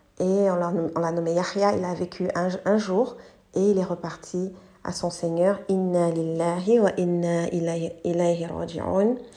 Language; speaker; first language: French; non-native, local second language; English